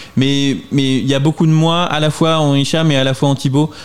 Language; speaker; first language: French; native; French